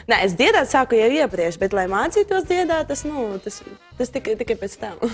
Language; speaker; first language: Latvian; non-native, fluent; Ukrainian